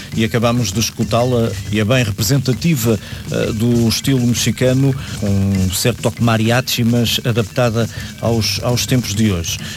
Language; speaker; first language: Portuguese; native; Portuguese